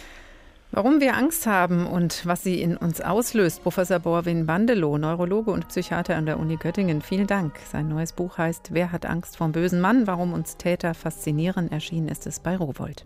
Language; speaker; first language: German; native; German